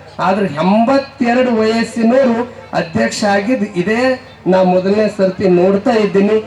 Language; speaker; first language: Kannada; native; Kannada